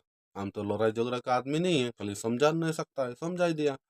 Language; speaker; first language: Hindi; non-native, local second language; Khasi